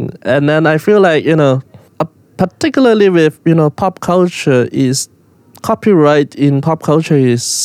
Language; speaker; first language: English; non-native, local second language; Cantonese